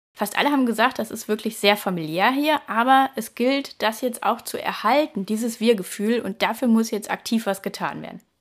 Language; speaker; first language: German; native; German